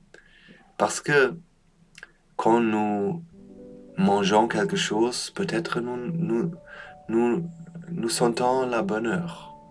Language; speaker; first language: French; non-native, learner; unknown